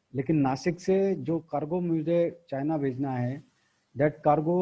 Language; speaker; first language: Hindi; non-native, local second language; Marathi